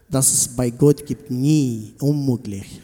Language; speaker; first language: German; non-native, learner; Arabic